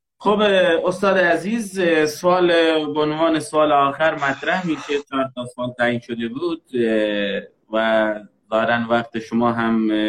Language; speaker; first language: Persian; native; Persian